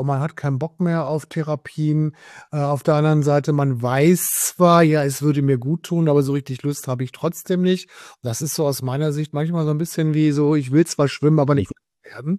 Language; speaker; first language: German; native; German